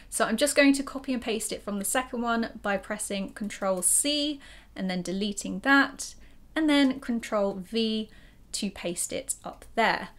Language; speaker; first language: English; native; English